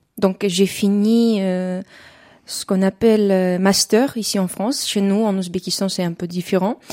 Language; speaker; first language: French; non-native, fluent; Uzbek